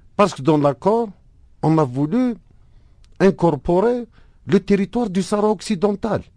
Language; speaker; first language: French; non-native, local second language; Arabic